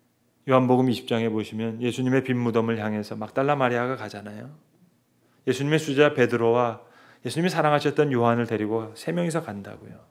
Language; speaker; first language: Korean; native; Korean